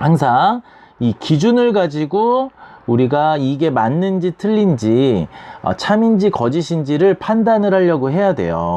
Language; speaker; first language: Korean; native; Korean